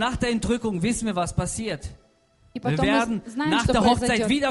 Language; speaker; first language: German; non-native, fluent; Russian